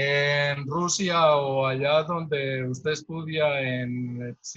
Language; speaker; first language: Spanish; native; Spanish